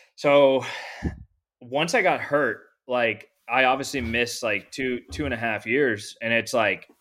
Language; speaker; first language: English; native; English